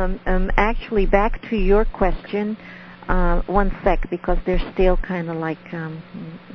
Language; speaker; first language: English; non-native, fluent; Dutch